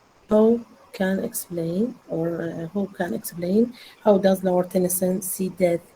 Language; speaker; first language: English; non-native, learner; Arabic